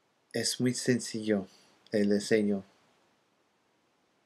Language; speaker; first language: Spanish; non-native, fluent; English